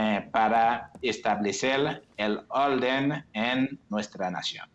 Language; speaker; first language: Spanish; non-native, fluent; Haitian Creole